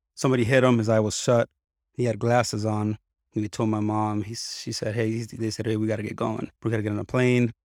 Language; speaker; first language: English; early bilingual, other home language; Spanish